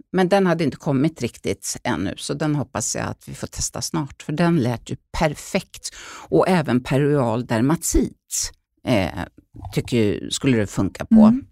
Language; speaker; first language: Swedish; native; Swedish